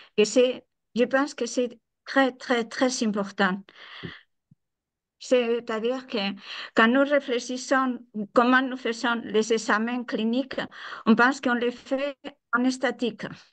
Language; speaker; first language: French; non-native, fluent; Spanish